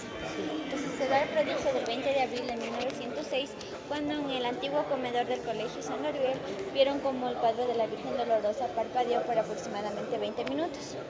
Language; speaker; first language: Spanish; native; Spanish